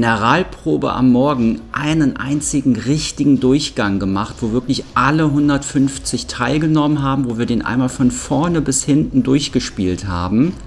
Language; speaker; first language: German; native; German